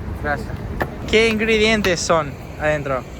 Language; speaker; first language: Spanish; non-native, learner; English